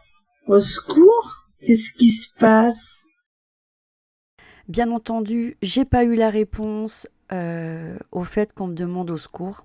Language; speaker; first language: French; native; French